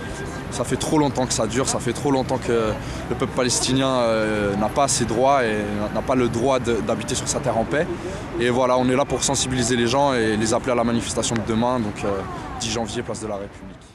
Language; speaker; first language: French; native; French